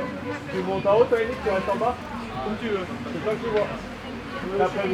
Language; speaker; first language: French; native; French